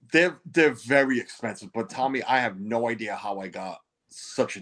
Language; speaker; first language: English; native; English